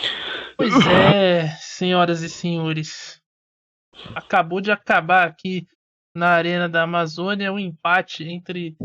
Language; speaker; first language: Portuguese; native; Portuguese